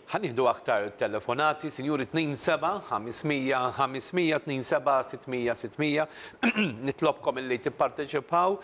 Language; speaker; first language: Maltese; native; Maltese